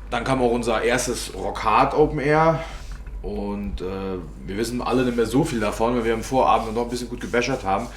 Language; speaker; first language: German; native; German